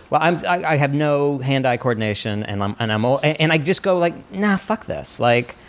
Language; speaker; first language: English; native; English